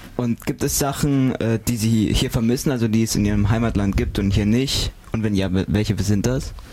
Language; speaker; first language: German; native; German